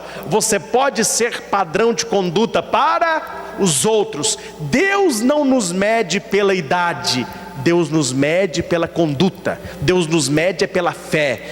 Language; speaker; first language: Portuguese; native; Portuguese